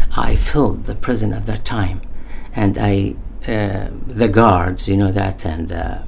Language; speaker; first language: English; non-native, learner; Arabic